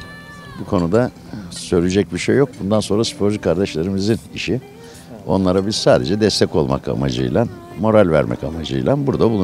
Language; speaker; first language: Turkish; native; Turkish